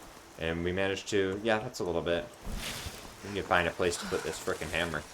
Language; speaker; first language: English; native; English